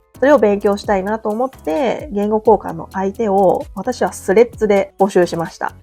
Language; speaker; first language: Japanese; native; Japanese